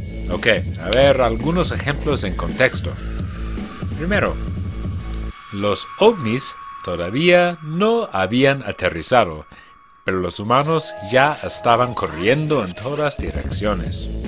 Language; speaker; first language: Spanish; non-native, fluent; English